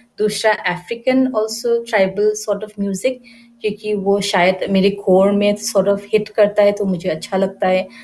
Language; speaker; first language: Hindi; non-native, local second language; Garo